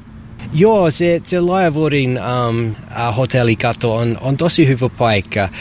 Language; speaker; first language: Finnish; non-native, learner; English